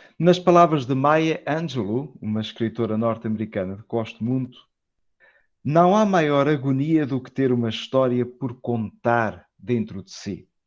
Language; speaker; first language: Portuguese; native; Portuguese